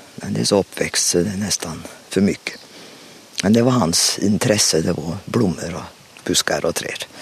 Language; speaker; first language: Swedish; native; Swedish